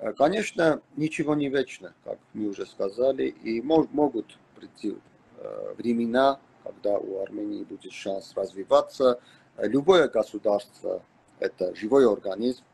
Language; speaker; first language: Russian; non-native, local second language; Armenian